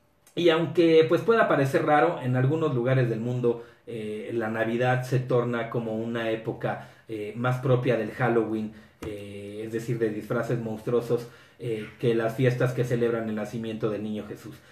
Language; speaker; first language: Spanish; native; Spanish